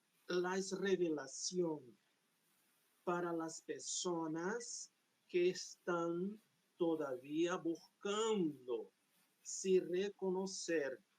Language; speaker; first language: Spanish; non-native, fluent; Portuguese